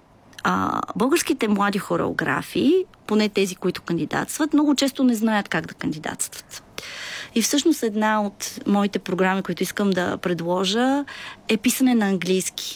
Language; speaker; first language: Bulgarian; native; Bulgarian